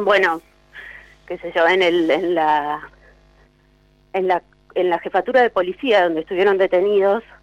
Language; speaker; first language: Spanish; native; Spanish